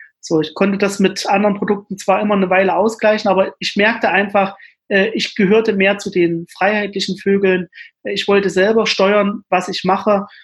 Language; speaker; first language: German; native; German